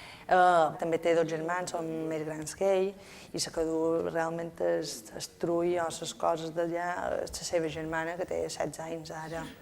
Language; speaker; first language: Catalan; native; Catalan